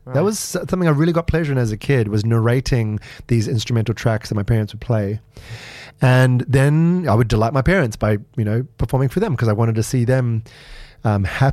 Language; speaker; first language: English; native; English